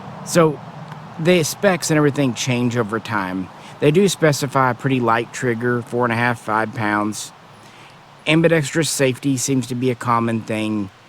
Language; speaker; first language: English; native; English